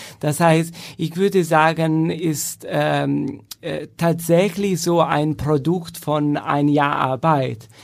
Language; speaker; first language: German; non-native, fluent; Italian